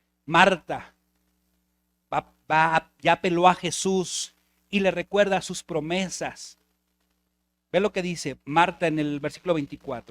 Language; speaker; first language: Spanish; native; Spanish